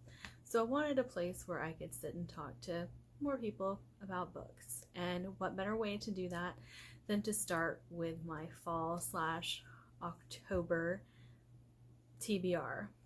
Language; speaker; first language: English; native; English